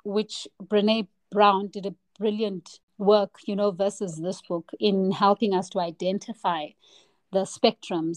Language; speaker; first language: English; non-native, local second language; Xhosa